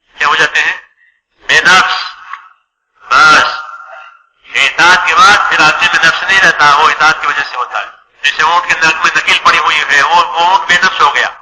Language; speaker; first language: Urdu; non-native, local second language; Gujarati